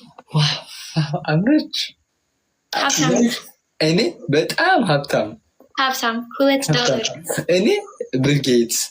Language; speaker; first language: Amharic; non-native, learner; Tigrinya